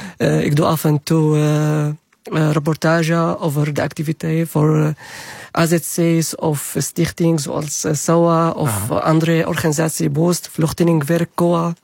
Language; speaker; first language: Dutch; non-native, learner; Arabic